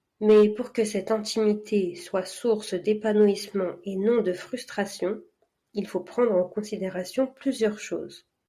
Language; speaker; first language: French; early bilingual, other home language; Arabic